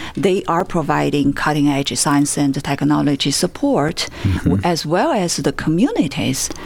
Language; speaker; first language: English; non-native, fluent; Chinese